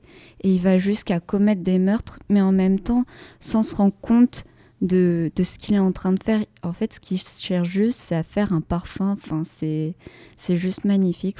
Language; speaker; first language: French; native; French